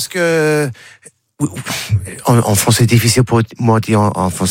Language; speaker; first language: French; non-native, learner; English